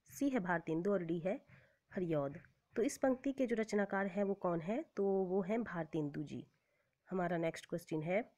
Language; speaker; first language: Hindi; native; Hindi